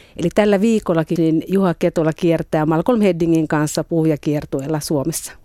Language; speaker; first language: Finnish; native; Finnish